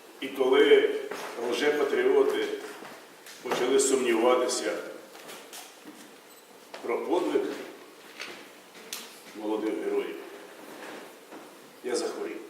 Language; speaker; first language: Ukrainian; native; Ukrainian